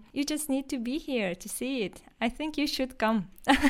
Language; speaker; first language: English; non-native, fluent; Yakut